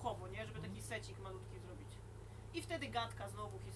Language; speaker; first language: Polish; native; Polish